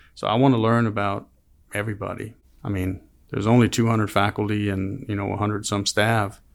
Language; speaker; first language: English; non-native, fluent; Danish